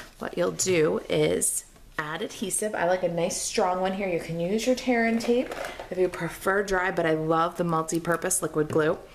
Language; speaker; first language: English; native; English